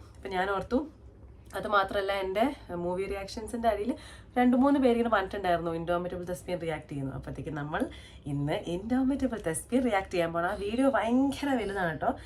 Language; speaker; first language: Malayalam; native; Malayalam